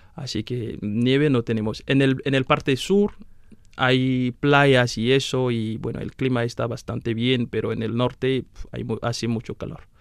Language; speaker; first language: Spanish; non-native, fluent; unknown